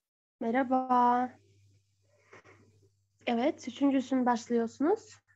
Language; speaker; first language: Turkish; non-native, fluent; Kyrgyz